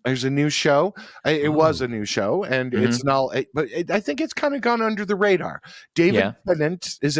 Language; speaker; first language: English; native; English